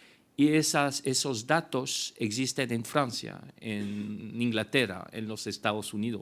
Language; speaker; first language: Spanish; non-native, fluent; French